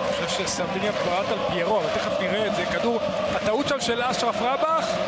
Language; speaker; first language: Hebrew; native; Hebrew